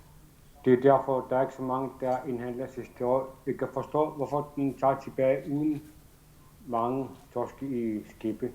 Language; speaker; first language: Danish; non-native, local second language; Kalaallisut